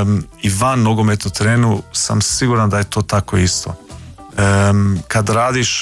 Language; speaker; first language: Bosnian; early bilingual, heritage; Croatian